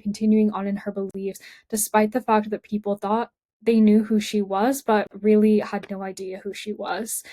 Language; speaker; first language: English; native; English